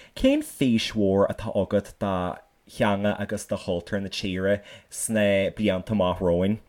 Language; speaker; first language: Irish; native; Irish